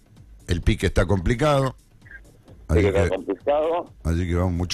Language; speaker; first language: Spanish; native; Spanish